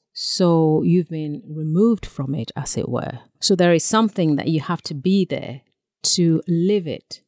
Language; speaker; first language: English; non-native, local second language; Yoruba